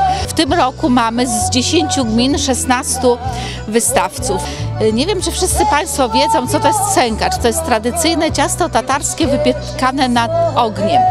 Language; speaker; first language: Polish; native; Polish